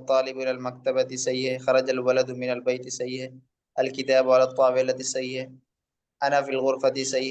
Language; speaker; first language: Arabic; non-native, fluent; Urdu